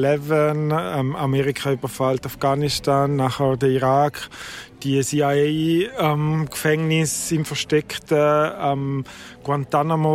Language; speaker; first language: German; native; German